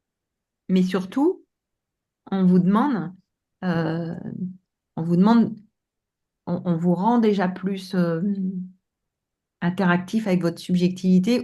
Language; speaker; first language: French; native; French